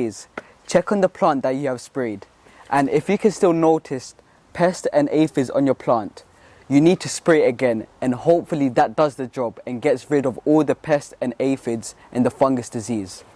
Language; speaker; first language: English; early bilingual, other home language; Bangla